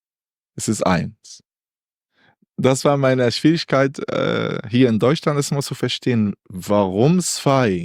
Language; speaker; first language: German; non-native, learner; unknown